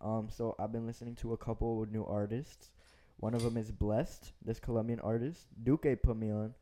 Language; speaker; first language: English; early bilingual, other home language; Spanish